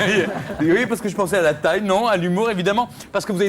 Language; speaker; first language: French; native; French